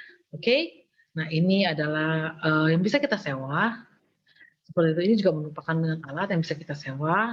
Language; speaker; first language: Indonesian; native; Indonesian